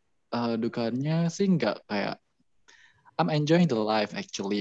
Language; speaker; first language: English; non-native, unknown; Indonesian